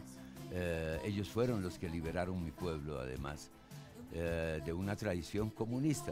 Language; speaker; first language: Spanish; early bilingual, other home language; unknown